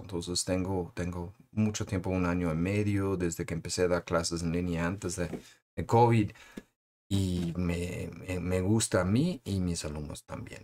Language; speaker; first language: Spanish; non-native, fluent; English